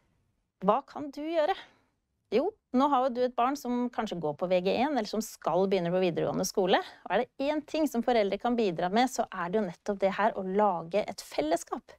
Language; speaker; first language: Norwegian; native; Norwegian